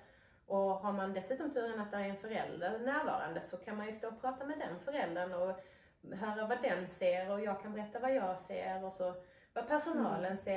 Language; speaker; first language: Swedish; native; Swedish